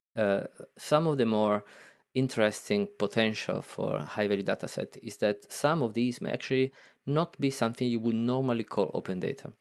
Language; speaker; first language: English; non-native, fluent; Italian